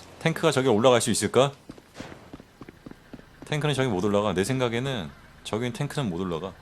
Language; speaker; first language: Korean; native; Korean